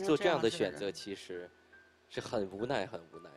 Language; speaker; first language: Chinese; native; Chinese